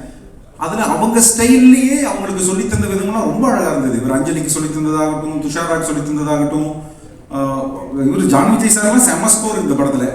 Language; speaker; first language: Tamil; native; Tamil